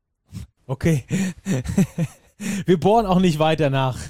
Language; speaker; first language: German; native; German